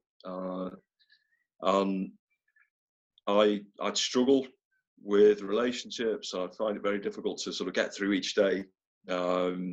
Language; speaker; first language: English; native; English